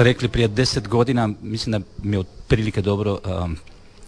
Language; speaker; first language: Croatian; non-native, fluent; Romanian